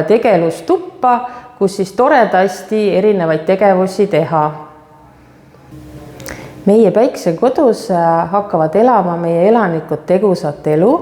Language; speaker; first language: Estonian; non-native, local second language; Russian